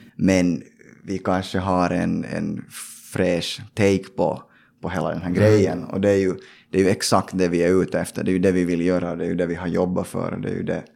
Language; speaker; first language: Swedish; native; Swedish